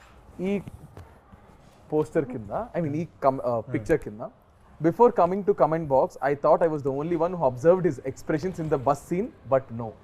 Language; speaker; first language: Telugu; native; Telugu